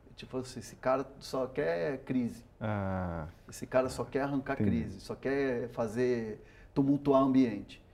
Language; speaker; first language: Portuguese; non-native, local second language; Spanish